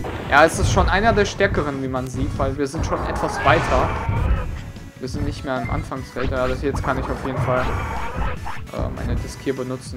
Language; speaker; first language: German; native; German